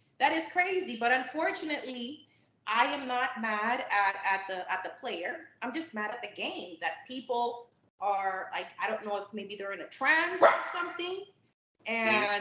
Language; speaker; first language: English; native; English